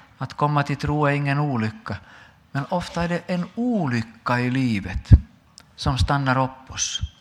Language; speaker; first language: Swedish; native; Swedish